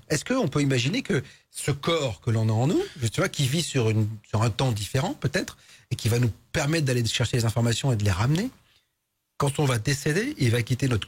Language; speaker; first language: French; native; French